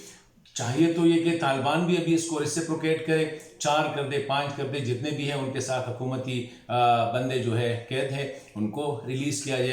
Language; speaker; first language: Hindi; non-native, local second language; Pashto